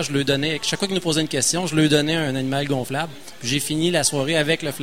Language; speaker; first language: French; native; French